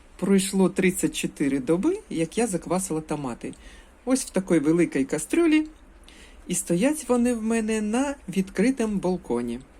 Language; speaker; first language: Ukrainian; native; Ukrainian